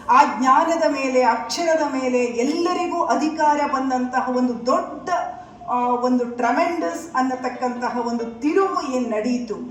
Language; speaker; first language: Kannada; native; Kannada